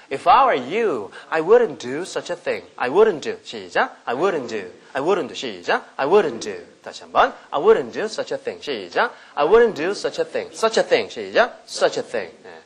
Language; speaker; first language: English; non-native, fluent; Korean